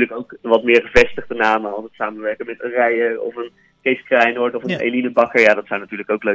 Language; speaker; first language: Dutch; native; Dutch